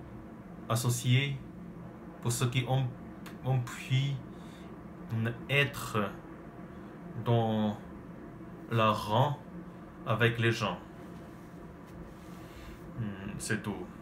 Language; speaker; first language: French; non-native, learner; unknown